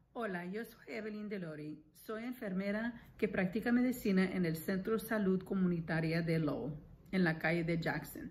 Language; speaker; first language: Spanish; non-native, fluent; English